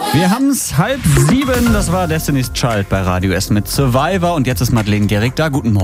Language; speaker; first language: German; native; German